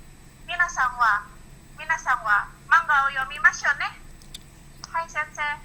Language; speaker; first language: Japanese; non-native, learner; Indonesian